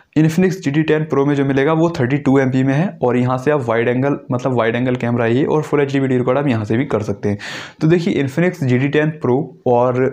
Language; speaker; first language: Hindi; native; Hindi